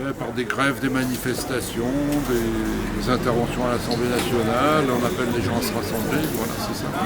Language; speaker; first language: French; native; French